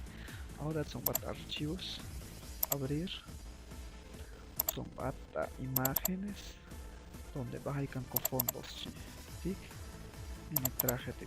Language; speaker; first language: Spanish; non-native, local second language; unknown